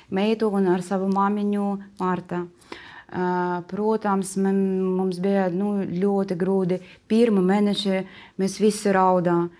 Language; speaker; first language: Latvian; non-native, fluent; Ukrainian